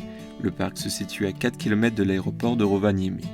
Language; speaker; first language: French; native; French